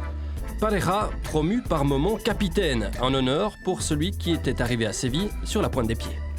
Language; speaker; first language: French; native; French